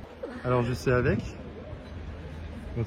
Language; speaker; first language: French; native; French